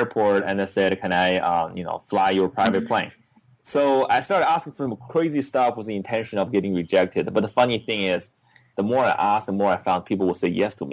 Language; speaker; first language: English; non-native, fluent; Chinese